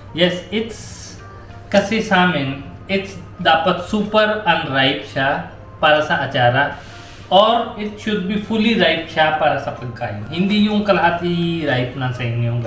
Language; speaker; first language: Filipino; non-native, learner; Hindi